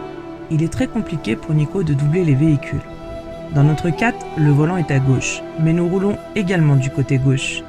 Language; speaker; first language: French; native; French